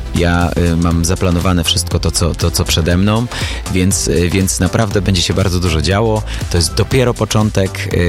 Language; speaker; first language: Polish; early bilingual, other home language; Armenian